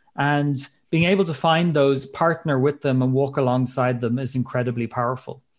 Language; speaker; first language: English; native; English